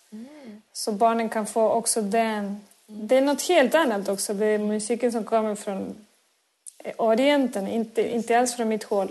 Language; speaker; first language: Swedish; non-native, fluent; Spanish